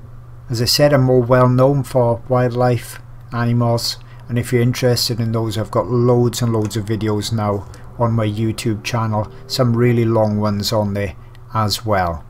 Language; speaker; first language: English; native; English